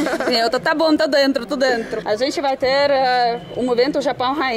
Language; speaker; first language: Portuguese; non-native, fluent; Russian